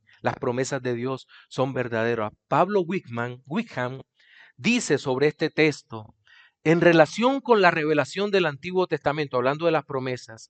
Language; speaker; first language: Spanish; native; Spanish